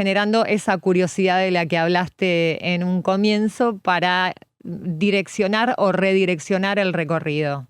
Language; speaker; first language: Spanish; native; Spanish